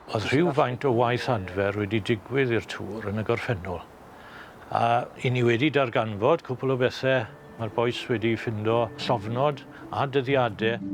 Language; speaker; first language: Welsh; native; Welsh